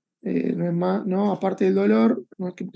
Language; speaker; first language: Spanish; native; Spanish